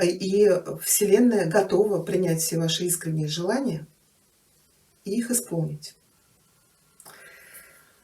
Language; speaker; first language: Russian; native; Russian